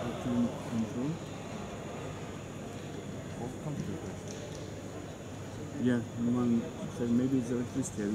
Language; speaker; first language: English; non-native, learner; Russian